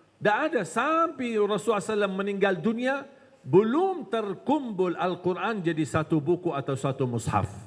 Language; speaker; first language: Malay; non-native, fluent; Arabic